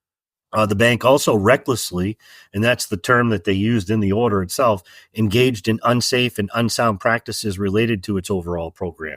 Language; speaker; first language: English; native; English